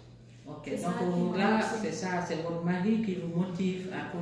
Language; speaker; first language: French; non-native, local second language; Wolof